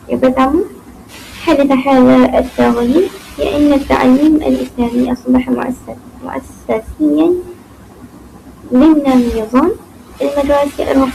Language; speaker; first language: Arabic; non-native, learner; Malay